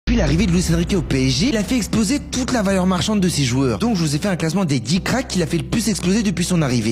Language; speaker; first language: French; native; French